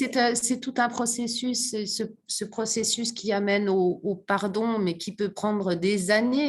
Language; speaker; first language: French; native; French